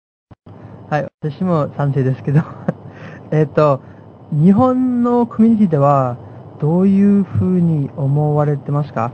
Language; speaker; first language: Japanese; non-native, fluent; English